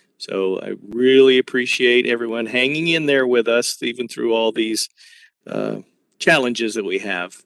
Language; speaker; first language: English; native; English